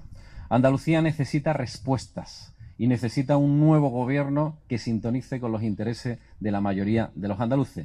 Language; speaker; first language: Spanish; native; Spanish